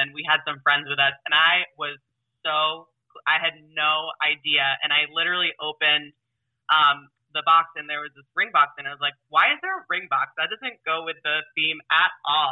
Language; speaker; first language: English; native; English